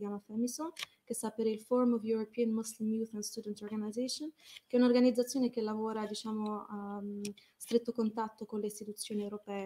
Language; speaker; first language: Italian; early bilingual, other home language; Arabic